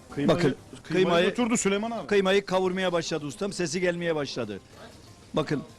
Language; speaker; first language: Turkish; native; Turkish